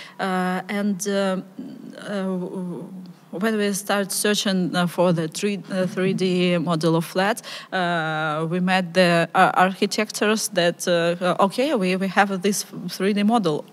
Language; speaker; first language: English; non-native, learner; Ukrainian